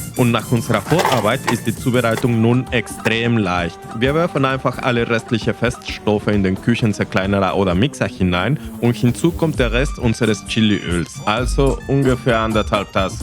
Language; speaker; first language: German; non-native, fluent; Spanish